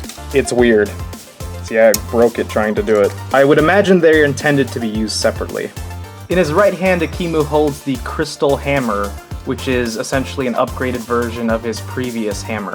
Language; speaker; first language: English; native; English